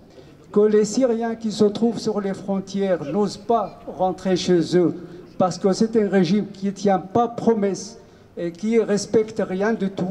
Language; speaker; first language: French; non-native, fluent; Arabic